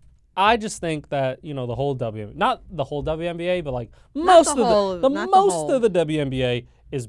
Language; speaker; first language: English; native; English